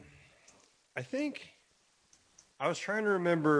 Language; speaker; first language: English; native; English